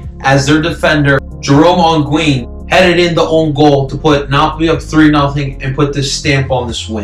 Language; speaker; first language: English; native; English